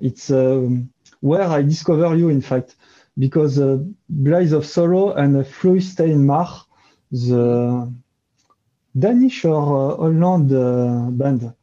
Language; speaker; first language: English; non-native, learner; French